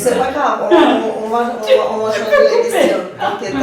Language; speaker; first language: French; non-native, fluent; Russian